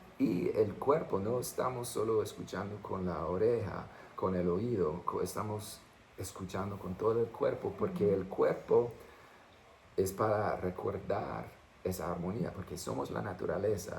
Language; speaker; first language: Spanish; non-native, fluent; English